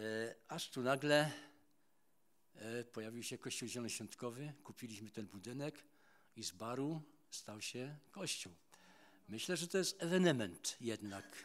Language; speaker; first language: Polish; native; Polish